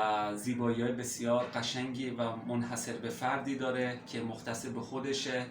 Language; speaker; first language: Persian; native; Persian